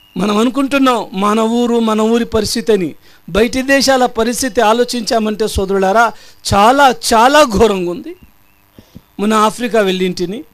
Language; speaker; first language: Telugu; non-native, local second language; Urdu